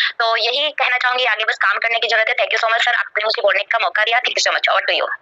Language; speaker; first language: Hindi; native; Hindi